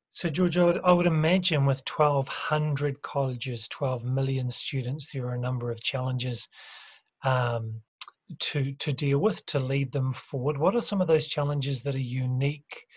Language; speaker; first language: English; native; English